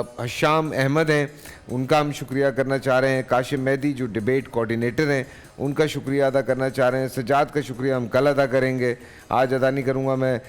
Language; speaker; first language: Urdu; native; Urdu